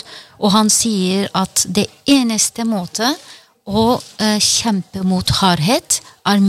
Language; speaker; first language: Norwegian; non-native, fluent; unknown